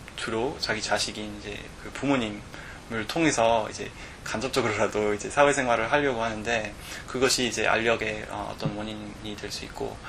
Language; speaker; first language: Korean; non-native, fluent; English